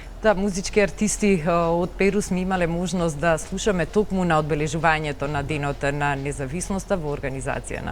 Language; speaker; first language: Macedonian; native; Macedonian